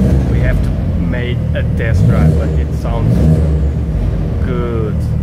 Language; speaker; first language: English; non-native, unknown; Portuguese